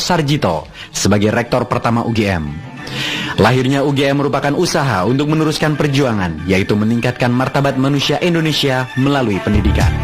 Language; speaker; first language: Indonesian; native; Indonesian